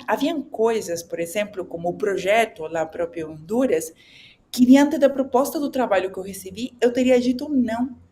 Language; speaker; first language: Portuguese; non-native, fluent; Spanish